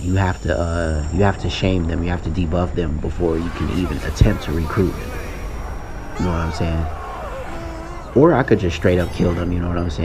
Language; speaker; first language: English; native; English